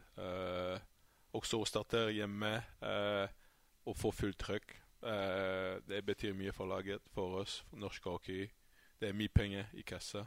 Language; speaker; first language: Norwegian; non-native, fluent; French